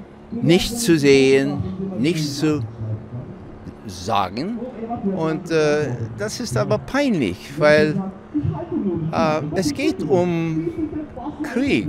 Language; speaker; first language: German; non-native, learner; English